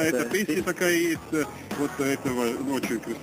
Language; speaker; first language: Russian; non-native, fluent; Lithuanian